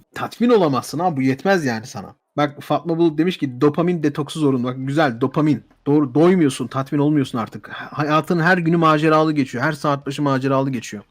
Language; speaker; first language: Turkish; native; Turkish